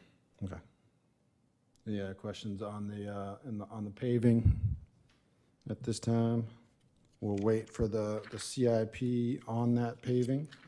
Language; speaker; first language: English; native; English